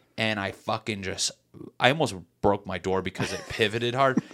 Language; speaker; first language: English; native; English